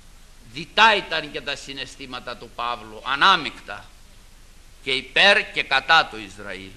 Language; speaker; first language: Greek; native; Greek